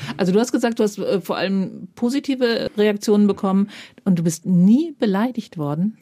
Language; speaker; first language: German; native; German